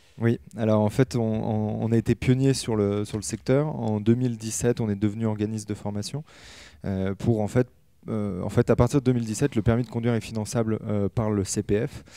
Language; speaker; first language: French; native; French